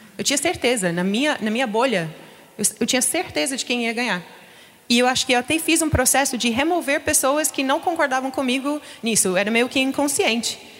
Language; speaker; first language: Portuguese; non-native, fluent; English